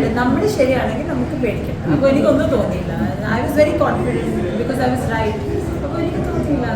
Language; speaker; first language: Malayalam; early bilingual, heritage; Malayalam